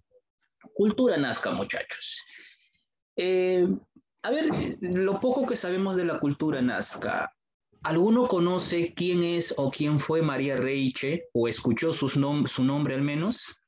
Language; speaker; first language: Spanish; native; Spanish